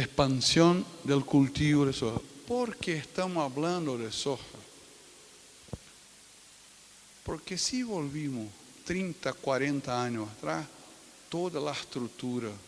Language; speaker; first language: Spanish; non-native, fluent; Portuguese